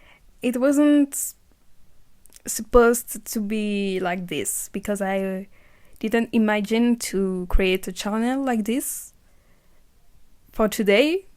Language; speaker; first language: English; non-native, learner; French